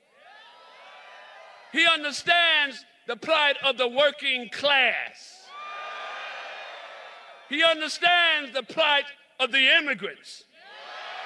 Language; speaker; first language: English; native; English